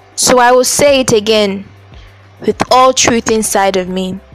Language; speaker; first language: English; non-native, local second language; Yoruba